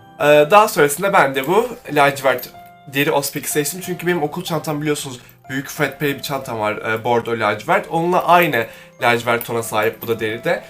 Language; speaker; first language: Turkish; native; Turkish